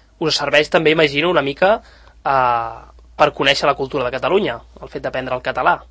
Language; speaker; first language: Catalan; native; Catalan